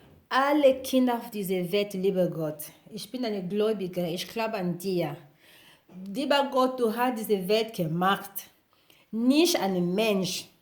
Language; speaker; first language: German; non-native, learner; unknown